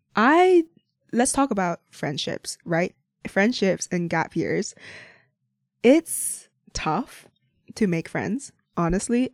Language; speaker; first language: English; non-native, local second language; Cantonese